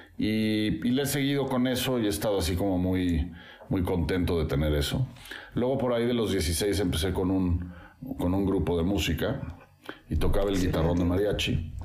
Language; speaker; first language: Spanish; native; Spanish